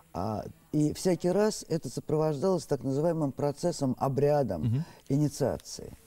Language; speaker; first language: Russian; native; Russian